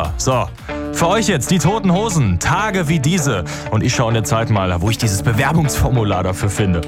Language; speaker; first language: German; native; German